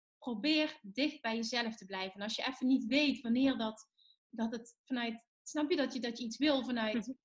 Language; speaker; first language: Dutch; native; Dutch